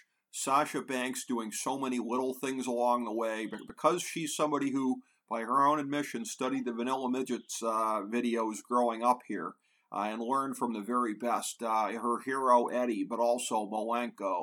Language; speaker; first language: English; native; English